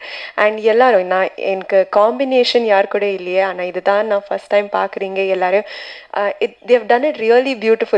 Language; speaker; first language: Tamil; non-native, learner; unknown